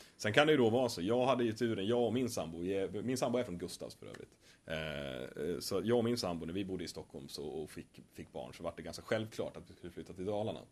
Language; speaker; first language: Swedish; native; Swedish